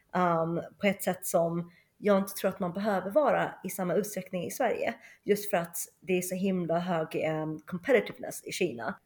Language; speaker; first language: Swedish; early bilingual, other home language; Chinese